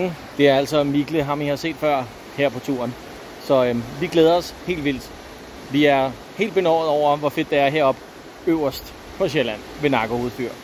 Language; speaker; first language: Danish; native; Danish